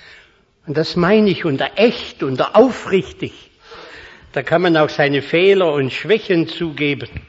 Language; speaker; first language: German; native; German